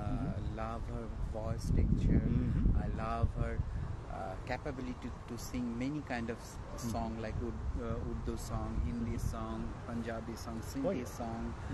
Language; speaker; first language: English; non-native, learner; Bangla